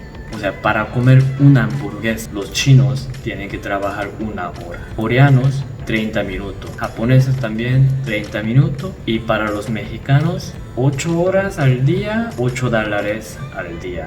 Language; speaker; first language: Spanish; non-native, learner; Korean